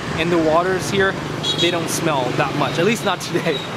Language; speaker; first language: English; early bilingual, other home language; Vietnamese